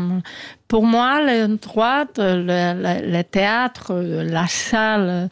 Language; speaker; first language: French; non-native, fluent; Spanish